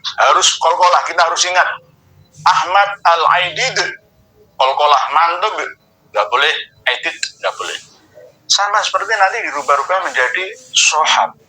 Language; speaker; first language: Indonesian; non-native, local second language; Javanese